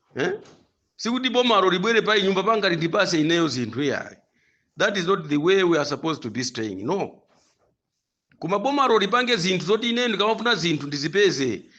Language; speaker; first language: Nyanja; non-native, local second language; Tumbuka